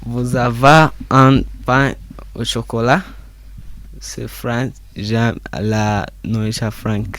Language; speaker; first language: French; non-native, learner; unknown